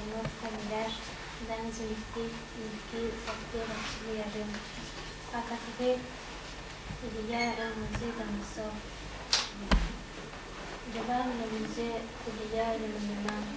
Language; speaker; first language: French; non-native, learner; Yakut